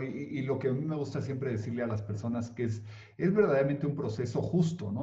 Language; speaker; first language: Spanish; native; Spanish